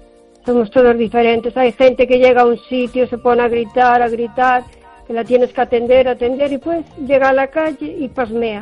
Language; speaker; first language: Spanish; native; Spanish